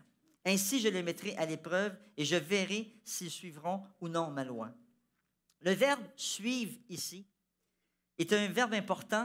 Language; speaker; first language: French; native; French